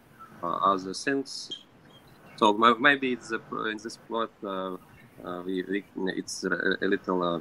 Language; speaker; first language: English; non-native, learner; Ukrainian